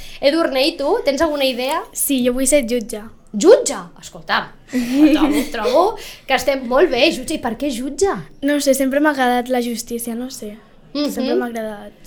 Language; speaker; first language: Catalan; native; Catalan